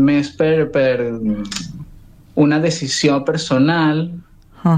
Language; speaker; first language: Catalan; non-native, learner; Spanish